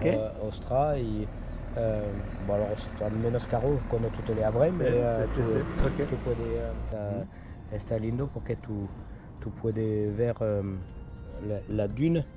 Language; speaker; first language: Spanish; non-native, learner; French